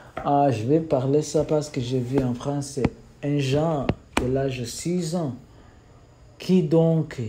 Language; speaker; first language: French; non-native, learner; Kinyarwanda